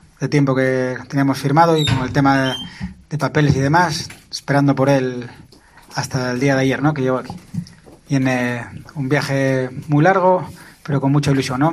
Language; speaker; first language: Spanish; native; Spanish